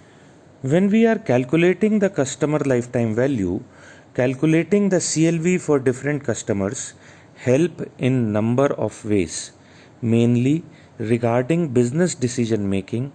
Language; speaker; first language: English; non-native, local second language; Hindi